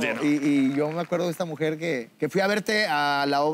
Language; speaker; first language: Spanish; native; Spanish